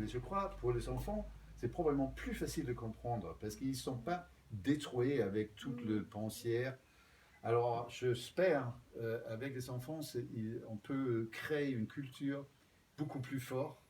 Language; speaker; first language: French; non-native, fluent; Danish